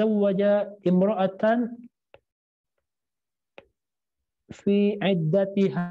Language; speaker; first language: Arabic; non-native, fluent; Indonesian